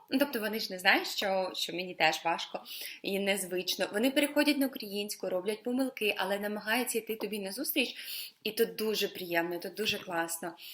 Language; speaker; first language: Ukrainian; non-native, local second language; Russian